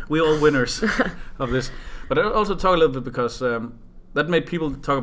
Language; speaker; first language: English; non-native, fluent; Danish